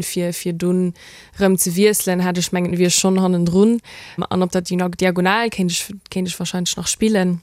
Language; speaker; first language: Luxembourgish; early bilingual, heritage; Luxembourgish